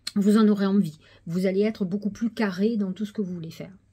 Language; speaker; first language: French; native; French